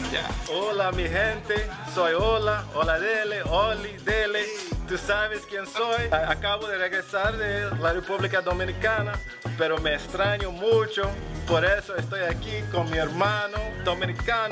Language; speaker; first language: Spanish; non-native, learner; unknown